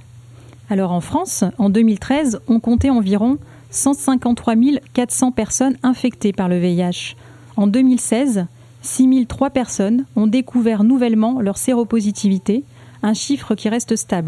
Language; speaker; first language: French; native; French